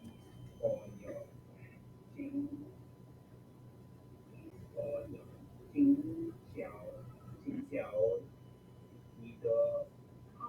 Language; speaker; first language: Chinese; non-native, learner; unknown